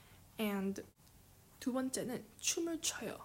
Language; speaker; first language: Korean; early bilingual, heritage; English